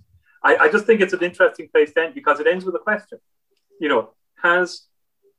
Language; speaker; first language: English; native; English